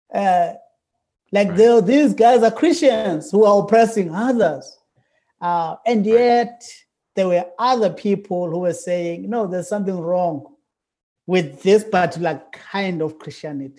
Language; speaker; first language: English; non-native, local second language; Xhosa